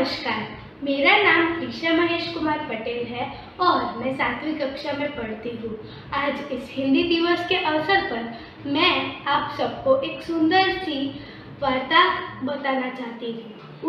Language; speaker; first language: Hindi; non-native, local second language; Gujarati